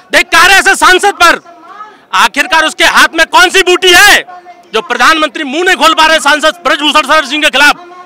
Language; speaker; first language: Hindi; native; Hindi